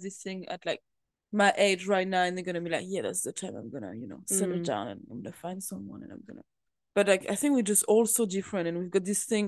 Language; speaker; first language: English; non-native, fluent; French